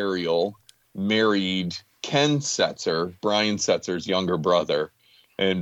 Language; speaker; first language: English; native; English